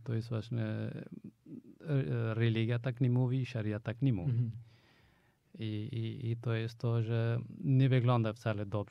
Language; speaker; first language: Polish; non-native, fluent; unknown